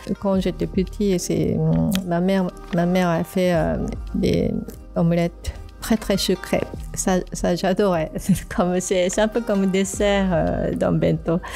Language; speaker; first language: French; non-native, fluent; Japanese